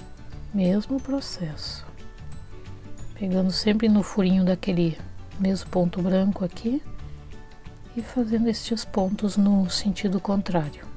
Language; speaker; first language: Portuguese; native; Portuguese